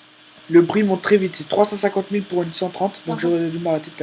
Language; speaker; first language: French; native; French